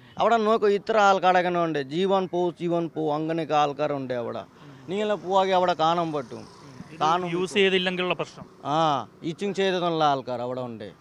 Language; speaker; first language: Malayalam; non-native, local second language; Bangla